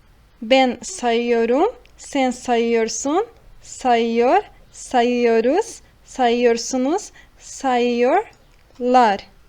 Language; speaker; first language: Turkish; non-native, fluent; Portuguese